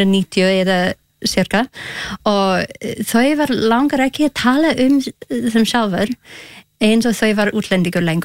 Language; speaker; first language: Icelandic; non-native, learner; Spanish